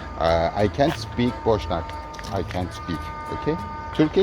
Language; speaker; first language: English; non-native, learner; Turkish